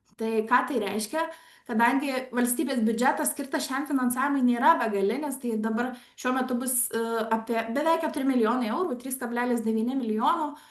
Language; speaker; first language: Lithuanian; native; Lithuanian